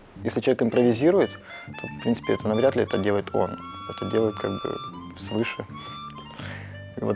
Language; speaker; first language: Russian; native; Russian